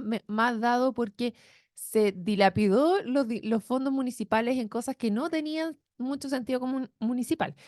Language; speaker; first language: Spanish; native; Spanish